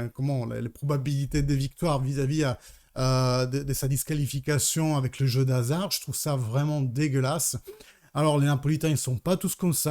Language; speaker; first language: French; early bilingual, heritage; Italian